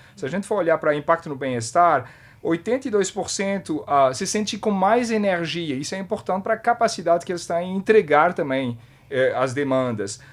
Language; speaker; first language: Portuguese; non-native, fluent; French